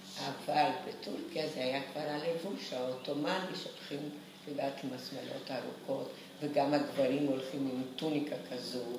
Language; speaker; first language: Hebrew; early bilingual, other home language; Romanian